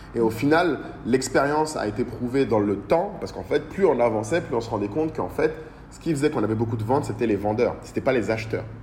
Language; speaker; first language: French; non-native, local second language; Bambara